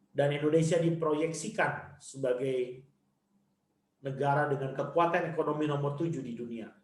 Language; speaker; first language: Indonesian; native; Indonesian